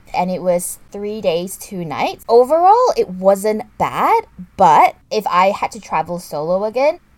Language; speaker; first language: English; non-native, local second language; Chinese